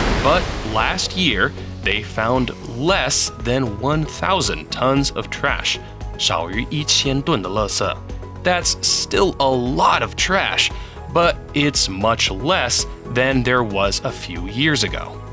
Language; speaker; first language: English; native; English